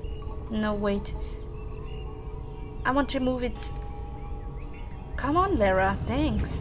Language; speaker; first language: English; non-native, fluent; German